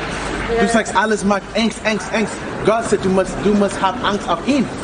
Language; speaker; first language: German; non-native, learner; English